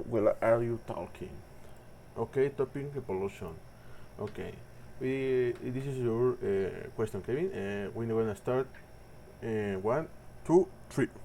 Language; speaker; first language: English; non-native, learner; Spanish